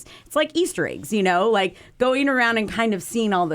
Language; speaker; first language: English; native; English